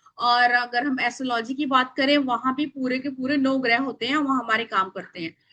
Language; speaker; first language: Hindi; native; Hindi